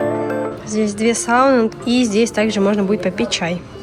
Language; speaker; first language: Russian; native; Russian